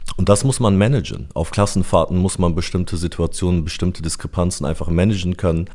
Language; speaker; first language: German; early bilingual, other home language; Turkish